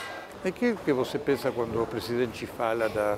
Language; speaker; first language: Portuguese; non-native, fluent; Spanish